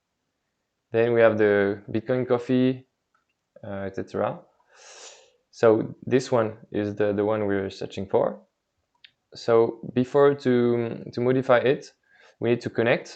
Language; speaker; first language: English; non-native, fluent; French